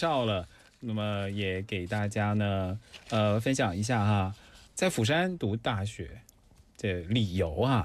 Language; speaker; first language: Chinese; native; Chinese